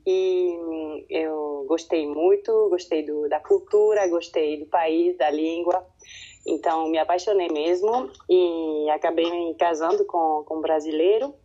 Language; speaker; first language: Portuguese; non-native, fluent; French